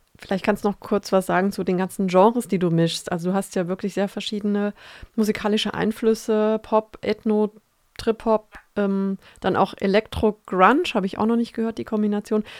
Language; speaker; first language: German; native; German